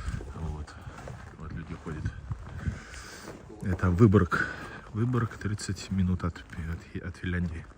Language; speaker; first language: Russian; early bilingual, heritage; Russian